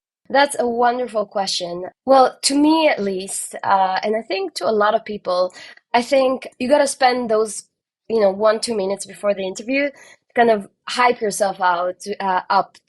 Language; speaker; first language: English; non-native, fluent; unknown